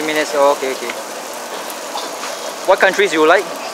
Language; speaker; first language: English; non-native, local second language; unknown